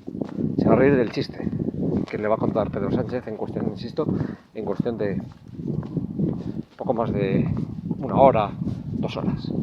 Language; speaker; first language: Spanish; native; Spanish